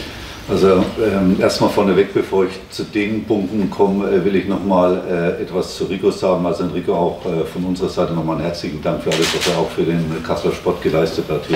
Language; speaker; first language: German; native; German